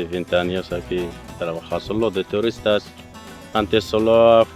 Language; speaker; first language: Spanish; non-native, learner; Central Atlas Tamazight